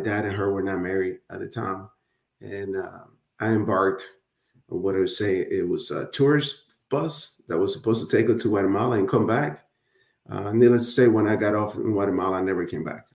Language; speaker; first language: English; early bilingual, other home language; Spanish